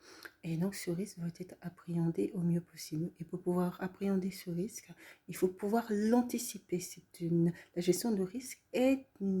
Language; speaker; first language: French; native; French